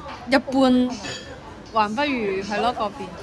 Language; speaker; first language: Chinese; non-native, local second language; Cantonese